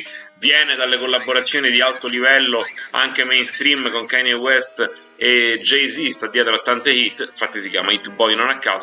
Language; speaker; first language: Italian; native; Italian